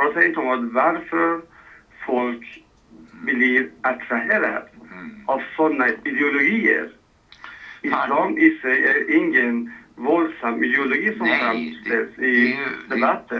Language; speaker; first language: Swedish; non-native, fluent; Persian